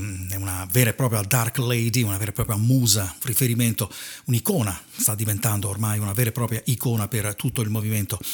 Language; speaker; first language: Italian; native; Italian